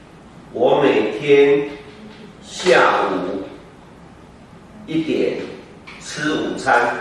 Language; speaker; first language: Chinese; non-native, learner; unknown